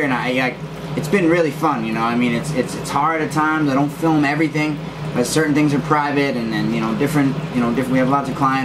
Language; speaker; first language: English; native; English